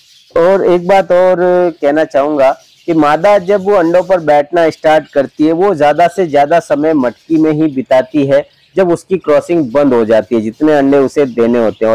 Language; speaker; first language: Hindi; native; Hindi